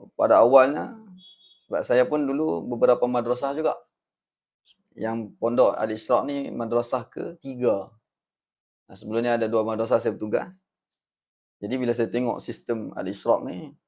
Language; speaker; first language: Malay; native; Malay